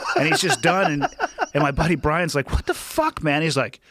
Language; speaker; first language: English; native; English